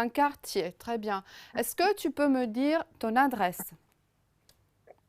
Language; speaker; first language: French; non-native, fluent; Romanian